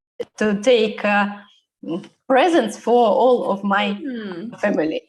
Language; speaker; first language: English; non-native, learner; Russian